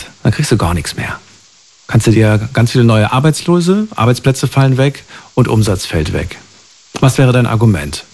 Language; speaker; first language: German; native; German